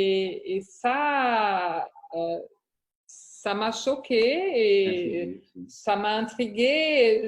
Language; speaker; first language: French; non-native, fluent; Portuguese